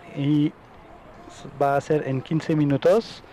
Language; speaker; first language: Spanish; non-native, learner; French